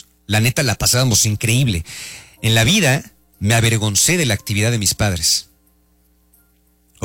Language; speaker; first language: Spanish; native; Spanish